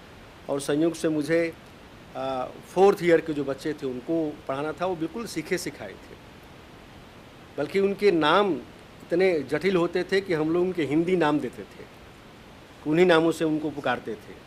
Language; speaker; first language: Hindi; native; Hindi